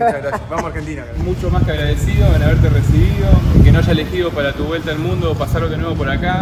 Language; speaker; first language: Spanish; native; Spanish